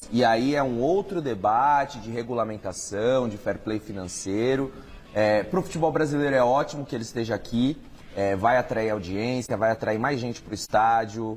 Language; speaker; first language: Portuguese; native; Portuguese